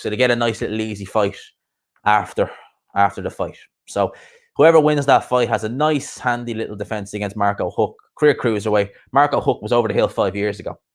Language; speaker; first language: English; native; English